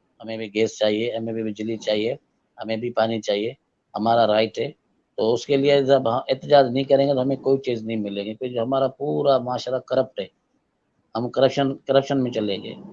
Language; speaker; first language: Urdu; non-native, local second language; Sindhi